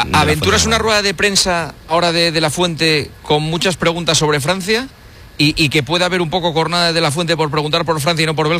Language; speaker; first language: Spanish; native; Spanish